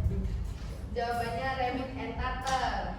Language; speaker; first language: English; non-native, learner; Indonesian